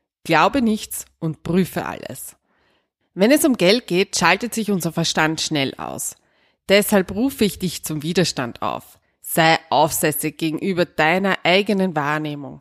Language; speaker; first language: German; native; German